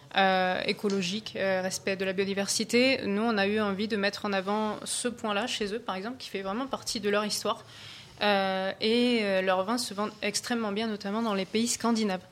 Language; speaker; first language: French; native; French